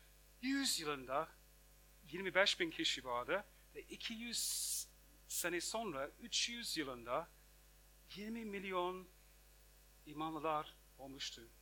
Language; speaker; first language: Turkish; non-native, fluent; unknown